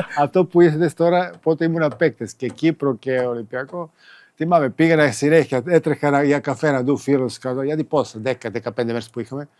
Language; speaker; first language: Greek; non-native, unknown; Serbian